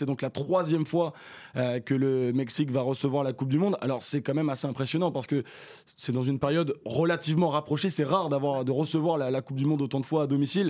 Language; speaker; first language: French; native; French